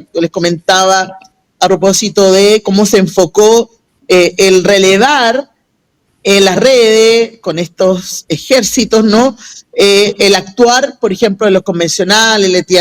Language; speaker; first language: Spanish; native; Spanish